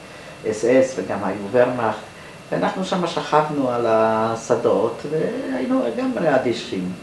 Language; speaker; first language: Hebrew; non-native, fluent; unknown